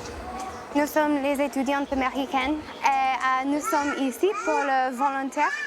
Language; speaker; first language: French; non-native, learner; English